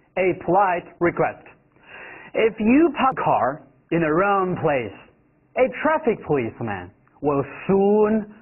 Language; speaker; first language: English; non-native, fluent; Chinese